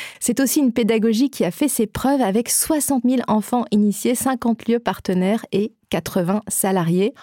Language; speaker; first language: French; native; French